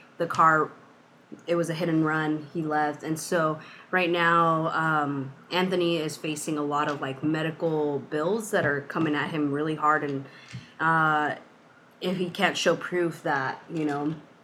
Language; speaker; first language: English; early bilingual, other home language; Spanish